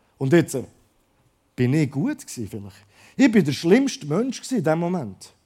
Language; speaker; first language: German; early bilingual, other home language; Croatian